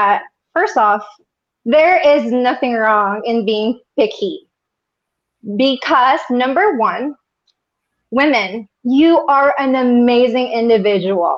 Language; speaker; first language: English; non-native, local second language; Bikol